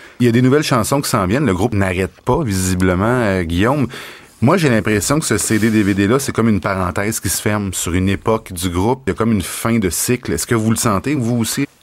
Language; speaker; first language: French; native; French